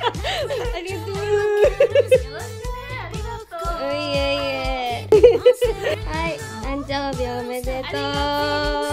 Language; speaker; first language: Japanese; native; Japanese